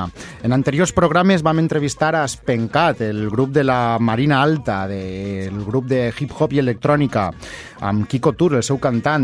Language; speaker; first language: Catalan; native; Catalan